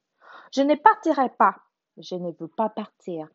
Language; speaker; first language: French; non-native, learner; Spanish